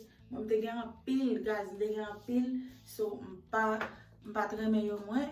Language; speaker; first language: French; non-native, learner; Haitian Creole